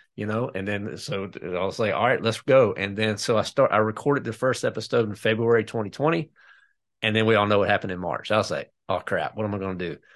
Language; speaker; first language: English; native; English